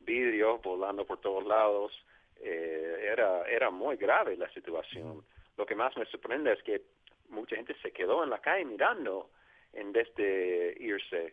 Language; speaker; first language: Spanish; non-native, fluent; English